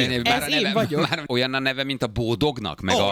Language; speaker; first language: Hungarian; native; Hungarian